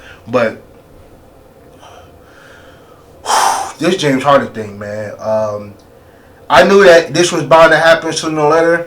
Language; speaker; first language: English; native; English